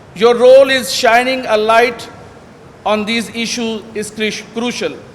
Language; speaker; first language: English; non-native, local second language; Urdu